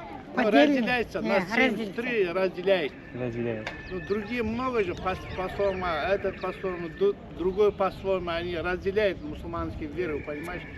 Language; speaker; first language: Russian; non-native, local second language; Kazakh